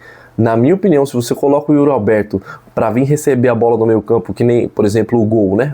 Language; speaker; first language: Portuguese; native; Portuguese